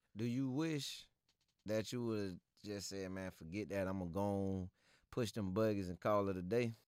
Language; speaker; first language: English; native; English